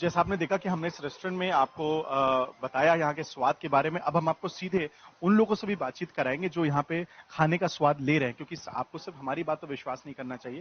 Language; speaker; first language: Hindi; native; Hindi